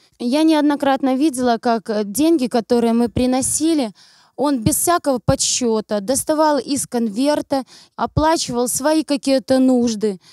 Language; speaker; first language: Russian; native; Russian